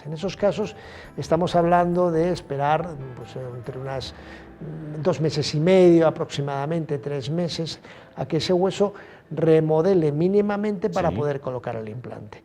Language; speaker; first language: Spanish; native; Spanish